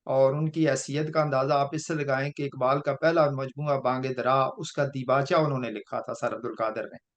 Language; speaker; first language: Urdu; non-native, local second language; Pahari-Potwari